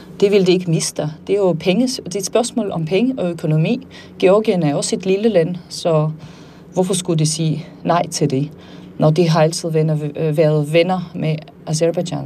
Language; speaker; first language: Danish; non-native, fluent; Armenian